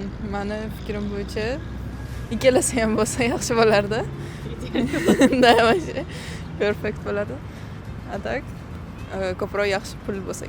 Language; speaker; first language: Uzbek; non-native, local second language; Russian